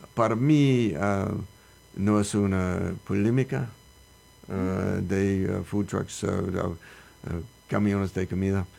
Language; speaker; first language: Spanish; non-native, learner; English